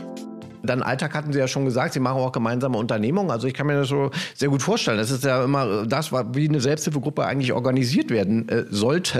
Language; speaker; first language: German; native; German